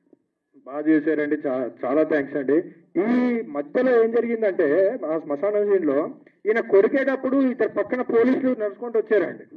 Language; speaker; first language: Telugu; native; Telugu